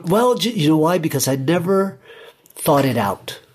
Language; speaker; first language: English; early bilingual, other home language; Spanish